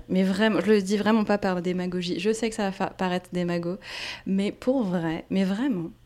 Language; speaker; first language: French; native; French